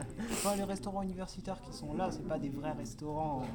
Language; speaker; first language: French; native; French